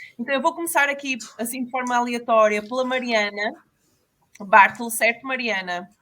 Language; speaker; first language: Portuguese; native; Portuguese